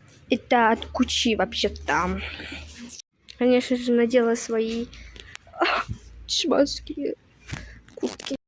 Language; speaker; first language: Russian; non-native, local second language; Kazakh